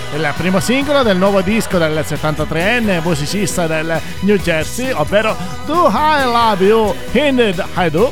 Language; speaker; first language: Italian; native; Italian